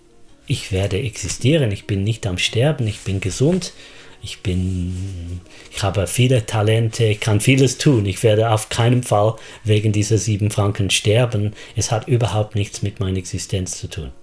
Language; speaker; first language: German; non-native, fluent; English